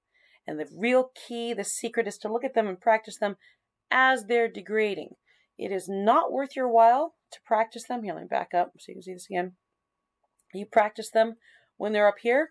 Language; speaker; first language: English; native; English